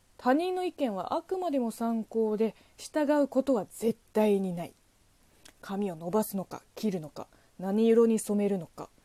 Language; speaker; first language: Japanese; non-native, fluent; Chinese